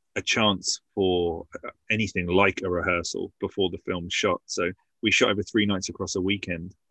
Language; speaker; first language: English; native; English